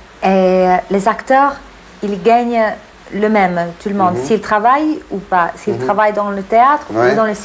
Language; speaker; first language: French; non-native, fluent; English